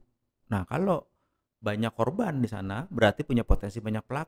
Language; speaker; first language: Indonesian; native; Indonesian